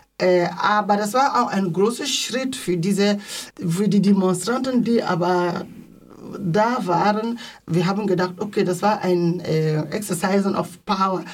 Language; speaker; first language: German; non-native, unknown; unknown